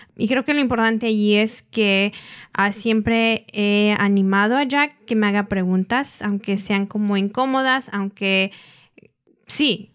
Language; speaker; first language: Spanish; early bilingual, heritage; Spanish